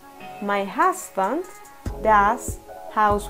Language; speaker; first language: English; non-native, fluent; Spanish